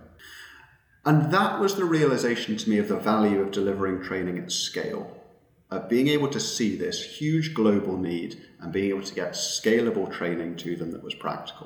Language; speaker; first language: English; native; English